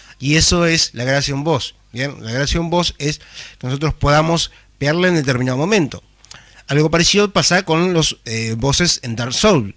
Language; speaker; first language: Spanish; native; Spanish